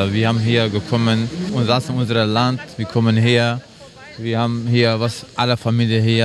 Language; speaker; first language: German; non-native, learner; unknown